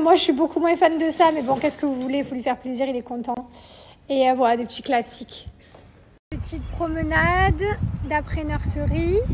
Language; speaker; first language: French; native; French